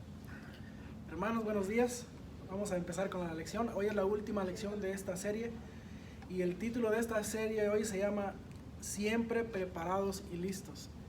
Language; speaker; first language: Spanish; native; Spanish